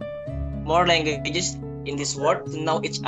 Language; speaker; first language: English; non-native, fluent; Indonesian